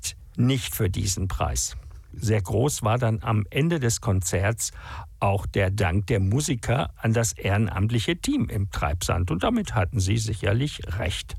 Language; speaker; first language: German; native; German